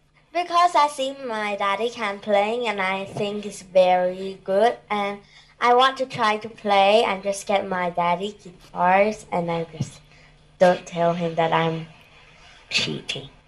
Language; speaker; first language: English; non-native, learner; Thai